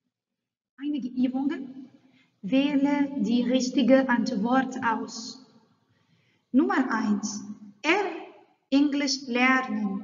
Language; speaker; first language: German; non-native, learner; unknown